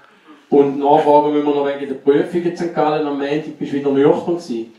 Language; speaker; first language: German; native; German